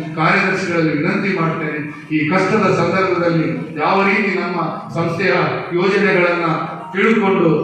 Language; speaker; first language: Kannada; native; Kannada